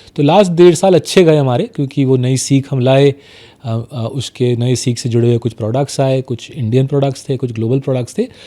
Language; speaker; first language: Hindi; non-native, local second language; Bangla